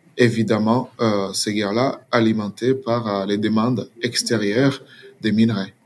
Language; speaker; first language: French; non-native, local second language; Swahili